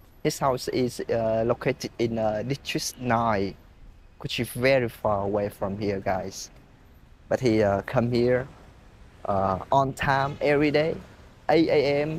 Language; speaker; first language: English; non-native, fluent; Vietnamese